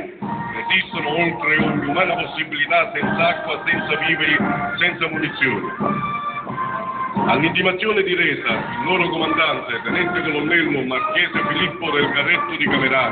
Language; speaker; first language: Italian; native; Italian